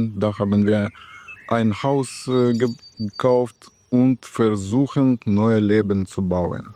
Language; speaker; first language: German; non-native, learner; Russian